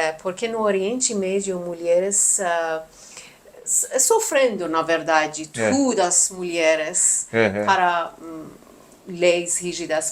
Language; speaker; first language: Portuguese; non-native, learner; Persian